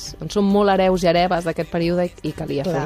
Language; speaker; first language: Catalan; native; Catalan